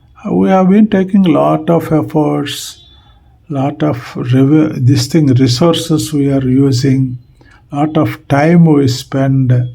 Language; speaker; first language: English; non-native, local second language; Tamil